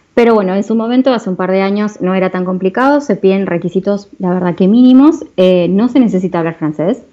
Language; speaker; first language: Spanish; native; Spanish